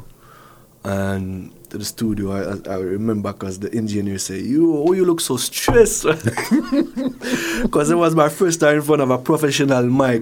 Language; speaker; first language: English; non-native, fluent; French